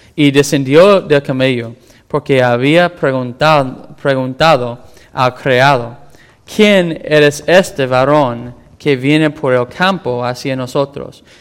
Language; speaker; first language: Spanish; non-native, fluent; English